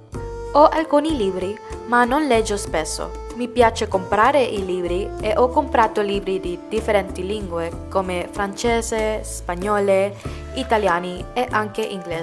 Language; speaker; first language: Italian; non-native, learner; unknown